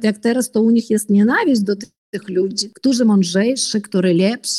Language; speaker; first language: Polish; early bilingual, heritage; Polish